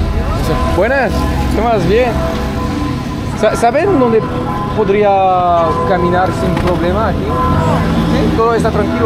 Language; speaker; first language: Spanish; non-native, learner; French